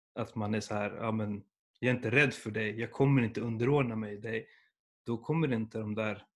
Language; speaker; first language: Swedish; early bilingual, other home language; Persian